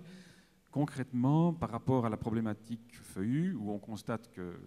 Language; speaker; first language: French; native; French